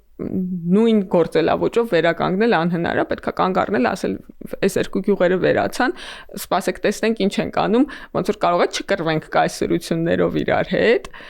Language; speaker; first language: Armenian; native; Armenian